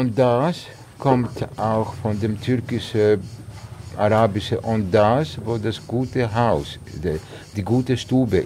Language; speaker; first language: German; non-native, fluent; Greek